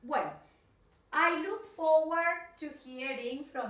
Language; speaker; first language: English; non-native, fluent; Spanish